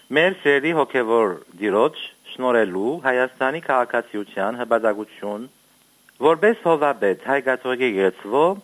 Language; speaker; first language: Armenian; early bilingual, heritage; Armenian